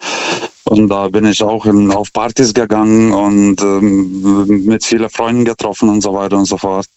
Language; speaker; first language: German; non-native, fluent; Lithuanian